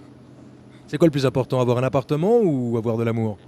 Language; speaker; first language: French; native; French